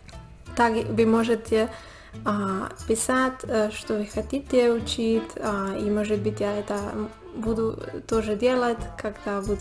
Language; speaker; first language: Russian; non-native, learner; Spanish